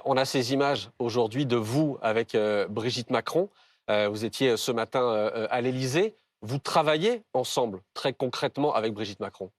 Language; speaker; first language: French; native; French